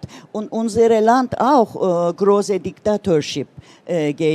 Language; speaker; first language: German; non-native, learner; Turkish